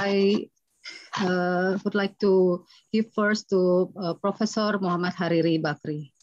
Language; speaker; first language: English; non-native, fluent; Indonesian